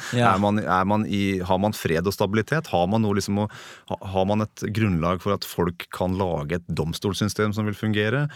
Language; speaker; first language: Norwegian; native; Norwegian